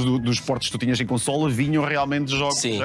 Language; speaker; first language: Portuguese; native; Portuguese